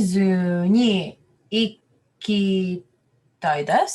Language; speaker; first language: Japanese; non-native, learner; English